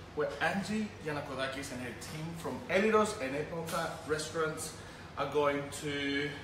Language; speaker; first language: English; early bilingual, other home language; Greek